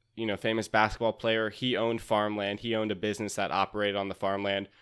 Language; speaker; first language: English; native; English